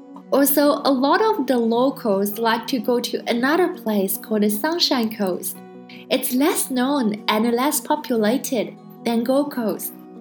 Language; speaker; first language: English; non-native, fluent; Chinese